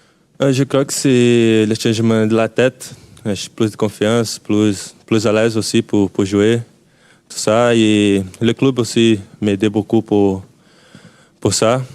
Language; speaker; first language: French; non-native, learner; Portuguese